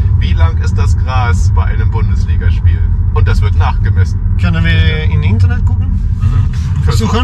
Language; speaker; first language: German; native; German